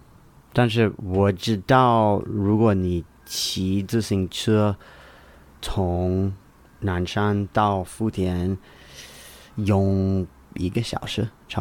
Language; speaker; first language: Chinese; non-native, learner; English